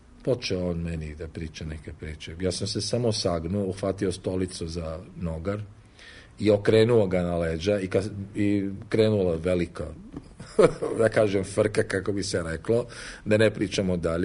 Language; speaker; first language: Croatian; non-native, fluent; Arabic